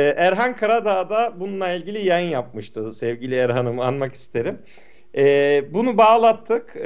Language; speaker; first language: Turkish; non-native, local second language; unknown